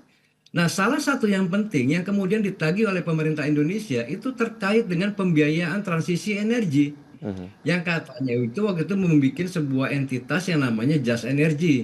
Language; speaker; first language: Indonesian; native; Indonesian